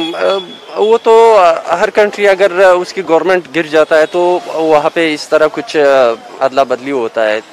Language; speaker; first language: Hindi; non-native, fluent; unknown